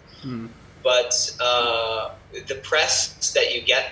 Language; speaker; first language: English; non-native, fluent; Spanish